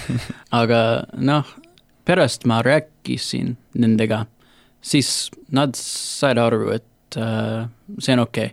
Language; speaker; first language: Estonian; non-native, learner; English